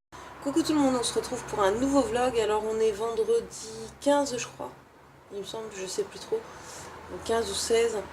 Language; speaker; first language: French; native; French